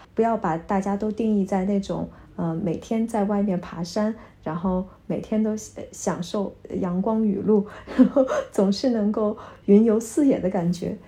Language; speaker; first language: Chinese; native; Chinese